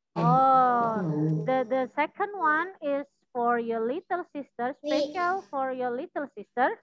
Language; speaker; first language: English; non-native, learner; Indonesian